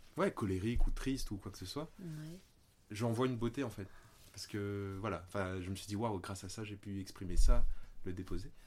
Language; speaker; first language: French; native; French